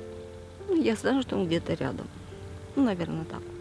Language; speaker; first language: Russian; native; Russian